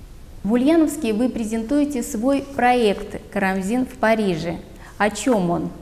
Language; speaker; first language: Russian; native; Russian